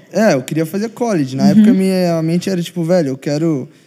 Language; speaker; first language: Portuguese; native; Portuguese